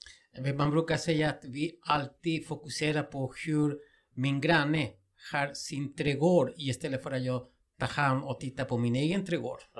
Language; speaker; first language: Swedish; non-native, fluent; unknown